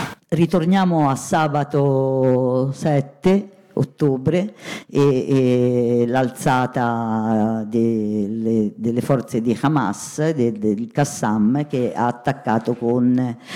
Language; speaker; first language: Italian; native; Italian